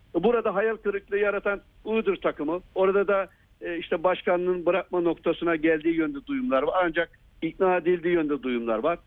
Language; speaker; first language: Turkish; native; Turkish